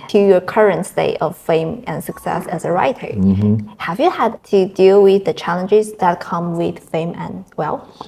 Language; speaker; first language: English; non-native, fluent; Chinese